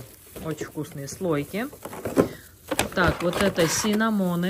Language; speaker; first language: Russian; native; Russian